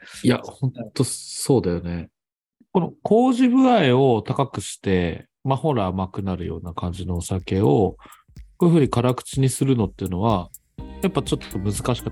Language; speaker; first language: Japanese; native; Japanese